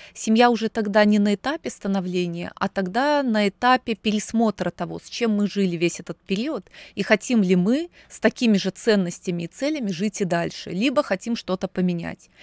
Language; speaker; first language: Russian; native; Russian